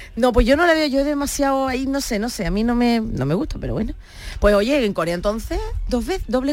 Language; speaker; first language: Spanish; native; Spanish